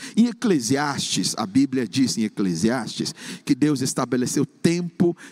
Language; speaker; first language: Portuguese; non-native, fluent; English